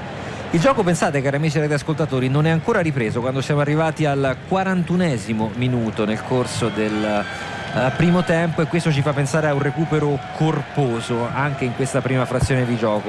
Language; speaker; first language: Italian; native; Italian